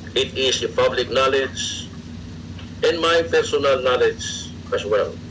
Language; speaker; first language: English; non-native, local second language; Cebuano